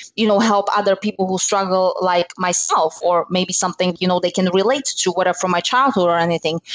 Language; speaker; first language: English; non-native, fluent; Slovak